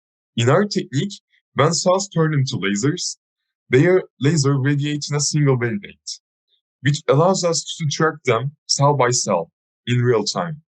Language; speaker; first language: English; non-native, fluent; Turkish